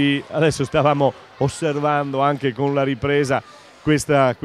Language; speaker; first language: Italian; native; Italian